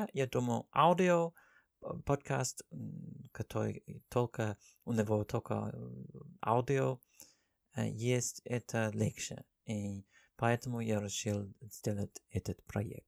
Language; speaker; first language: Russian; non-native, learner; English